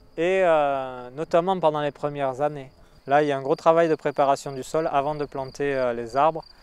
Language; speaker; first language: French; native; French